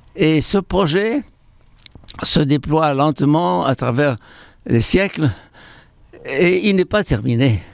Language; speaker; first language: French; non-native, fluent; Arabic